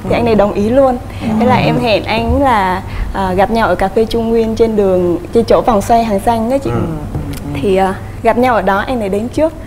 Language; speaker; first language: Vietnamese; native; Vietnamese